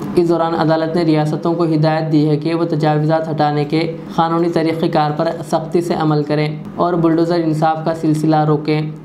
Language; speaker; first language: Urdu; native; Urdu